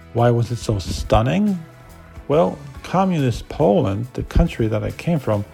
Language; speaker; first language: English; non-native, fluent; Polish